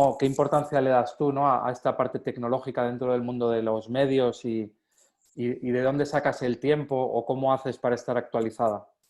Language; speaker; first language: Spanish; native; Spanish